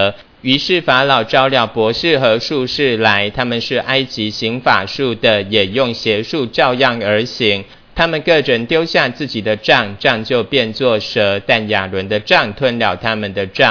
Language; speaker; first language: Chinese; native; Chinese